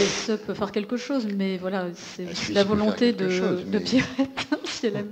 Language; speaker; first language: French; native; French